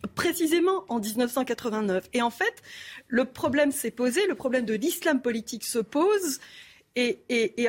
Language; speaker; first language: French; non-native, local second language; Arabic